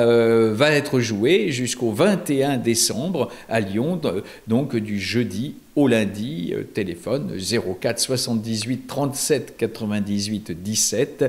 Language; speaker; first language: French; native; French